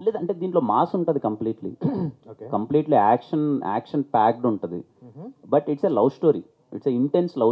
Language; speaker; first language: Telugu; native; Telugu